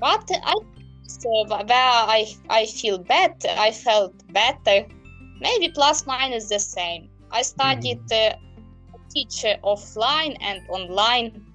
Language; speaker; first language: English; non-native, learner; Ukrainian